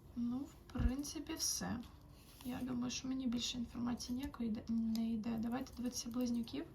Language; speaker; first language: Ukrainian; non-native, local second language; Russian